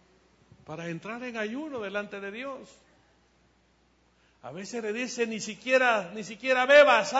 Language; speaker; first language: Spanish; native; Spanish